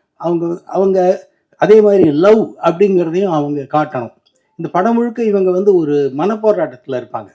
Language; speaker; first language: Tamil; native; Tamil